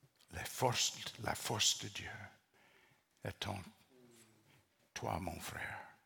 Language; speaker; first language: French; non-native, learner; English